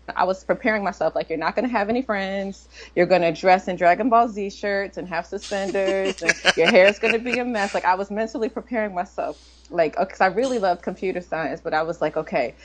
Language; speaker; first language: English; native; English